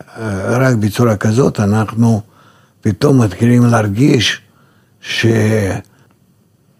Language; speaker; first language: Hebrew; non-native, fluent; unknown